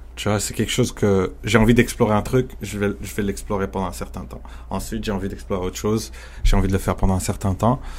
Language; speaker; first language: French; early bilingual, other home language; Arabic